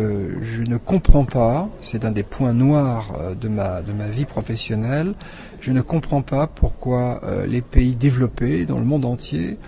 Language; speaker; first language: French; non-native, fluent; Czech